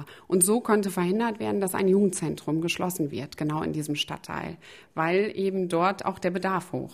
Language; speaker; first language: German; native; German